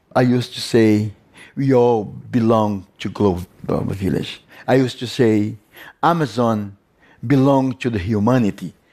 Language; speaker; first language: English; non-native, learner; Portuguese